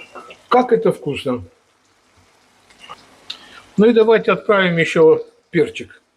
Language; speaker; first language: Russian; native; Russian